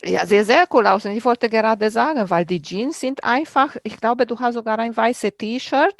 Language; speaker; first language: German; non-native, fluent; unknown